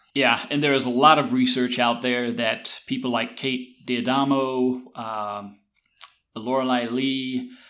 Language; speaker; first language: English; native; English